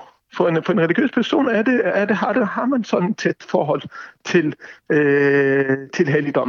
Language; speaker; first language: Danish; non-native, fluent; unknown